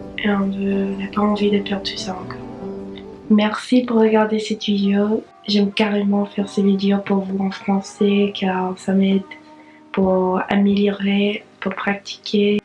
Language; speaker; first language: French; non-native, fluent; English